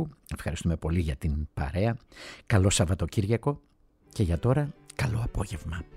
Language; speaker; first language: Greek; native; Greek